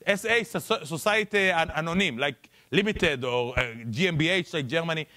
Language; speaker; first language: English; non-native, fluent; Hebrew